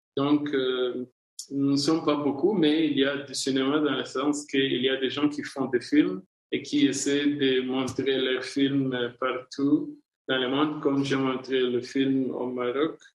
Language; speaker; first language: French; non-native, local second language; Kinyarwanda